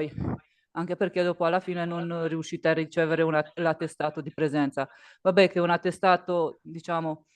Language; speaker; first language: Italian; native; Italian